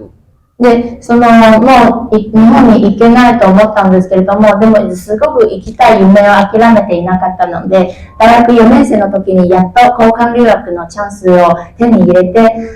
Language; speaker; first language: Japanese; non-native, fluent; Chinese